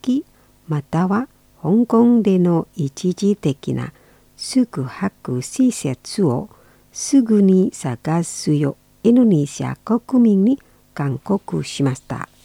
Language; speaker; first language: Japanese; non-native, fluent; Indonesian